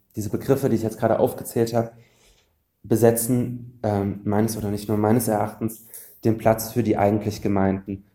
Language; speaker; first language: German; native; German